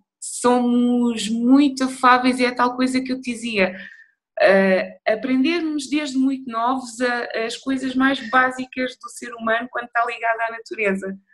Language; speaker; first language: Portuguese; early bilingual, other home language; Upper Guinea Crioulo